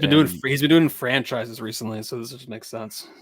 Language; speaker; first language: English; native; English